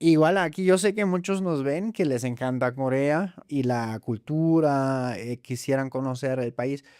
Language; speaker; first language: Spanish; non-native, fluent; German